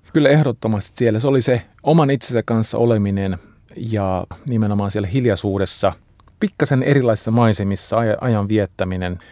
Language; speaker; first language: Finnish; native; Finnish